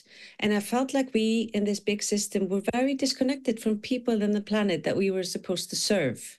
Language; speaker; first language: English; non-native, fluent; Icelandic